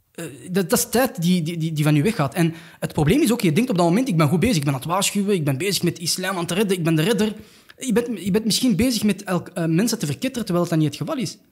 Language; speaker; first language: Dutch; early bilingual, other home language; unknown